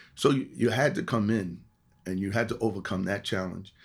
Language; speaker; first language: English; native; English